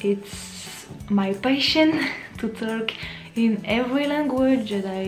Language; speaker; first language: English; non-native, learner; French